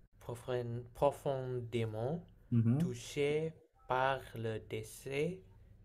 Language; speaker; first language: French; non-native, learner; Indonesian